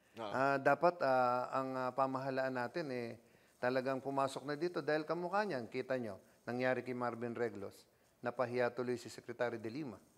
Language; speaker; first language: Filipino; native; Filipino